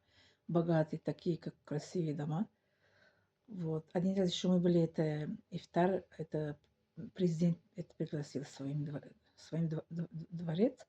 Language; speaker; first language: Russian; non-native, local second language; Tajik